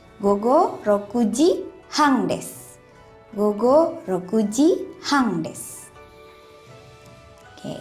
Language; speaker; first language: Japanese; non-native, fluent; Indonesian